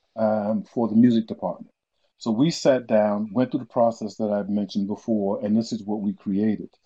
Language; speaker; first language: English; native; English